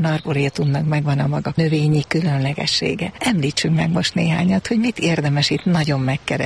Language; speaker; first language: Hungarian; native; Hungarian